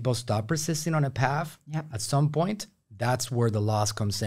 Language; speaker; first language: English; native; English